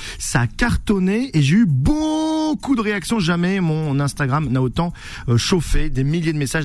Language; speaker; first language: French; native; French